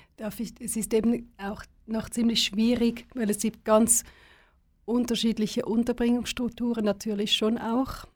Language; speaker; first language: German; native; German